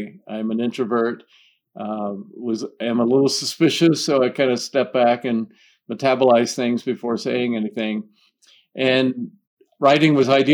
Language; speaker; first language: English; native; English